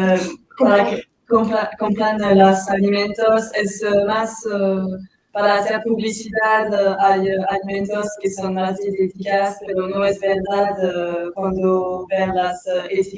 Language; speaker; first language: Spanish; non-native, learner; French